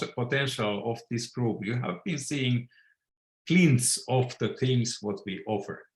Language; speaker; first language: English; non-native, fluent; Finnish